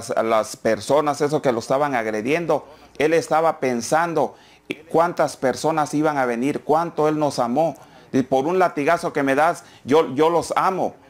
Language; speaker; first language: Spanish; native; Spanish